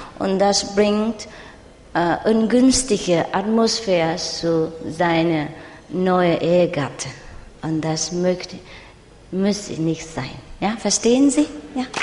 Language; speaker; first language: German; non-native, learner; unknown